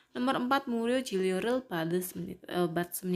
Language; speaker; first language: Korean; non-native, fluent; Indonesian